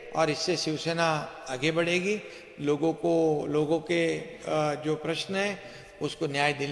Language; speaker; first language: Hindi; non-native, local second language; Marathi